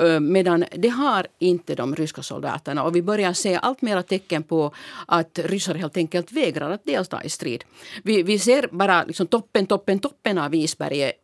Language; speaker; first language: Swedish; native; Swedish